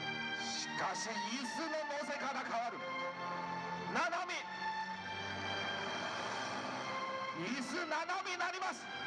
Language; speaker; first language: Japanese; non-native, learner; Chinese